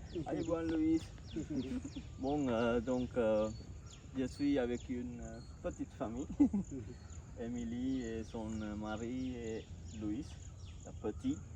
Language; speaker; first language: French; non-native, fluent; Sinhala